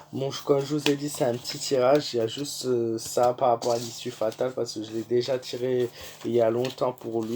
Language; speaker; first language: French; native; French